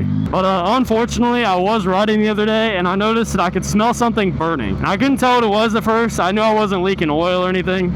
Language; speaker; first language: English; native; English